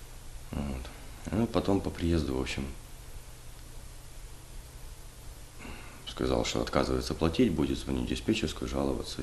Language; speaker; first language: Russian; native; Russian